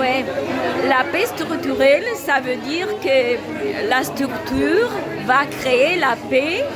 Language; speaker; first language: French; non-native, fluent; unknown